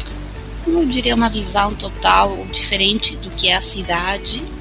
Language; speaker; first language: Portuguese; non-native, fluent; Spanish